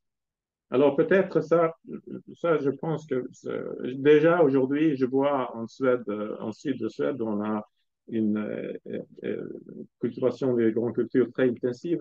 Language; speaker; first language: French; non-native, fluent; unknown